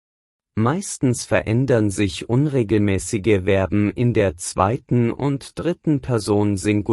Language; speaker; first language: German; non-native, fluent; Persian